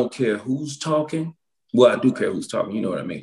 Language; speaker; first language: English; native; English